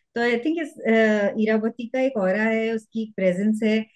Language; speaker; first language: Hindi; native; Hindi